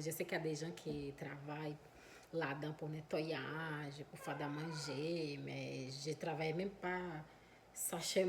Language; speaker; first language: French; non-native, fluent; Portuguese